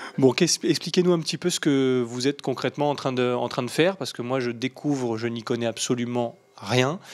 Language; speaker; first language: French; native; French